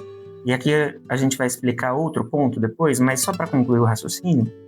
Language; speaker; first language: Portuguese; native; Portuguese